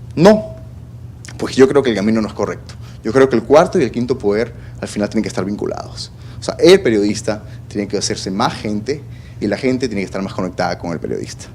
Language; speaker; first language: Spanish; native; Spanish